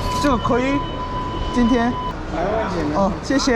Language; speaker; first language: Chinese; non-native, learner; Korean